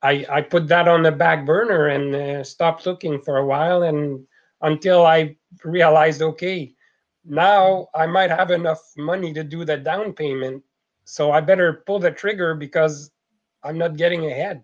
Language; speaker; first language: English; non-native, fluent; French